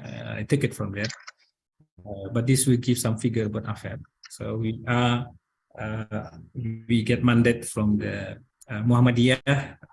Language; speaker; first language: English; non-native, learner; Indonesian